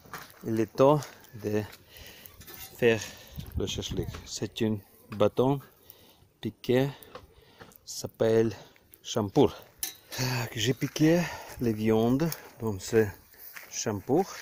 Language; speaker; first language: French; non-native, learner; Ukrainian